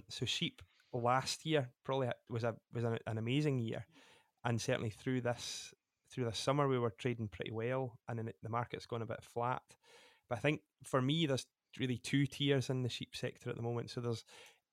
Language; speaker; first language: English; native; English